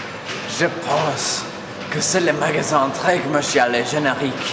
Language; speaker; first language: French; non-native, learner; English